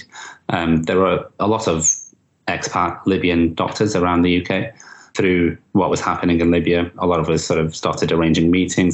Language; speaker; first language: English; native; English